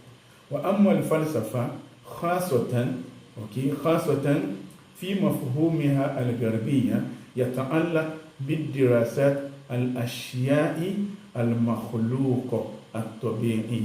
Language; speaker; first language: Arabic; non-native, fluent; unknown